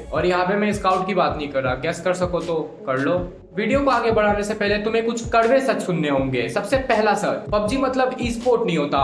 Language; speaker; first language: Hindi; non-native, local second language; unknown